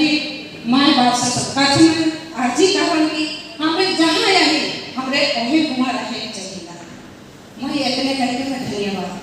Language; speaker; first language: Hindi; non-native, local second language; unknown